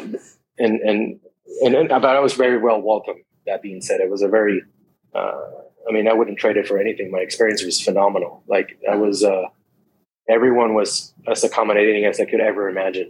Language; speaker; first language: English; non-native, fluent; Spanish